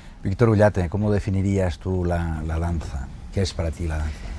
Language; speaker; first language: Spanish; native; Spanish